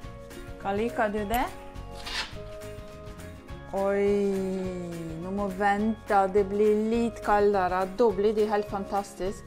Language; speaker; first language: Norwegian; non-native, learner; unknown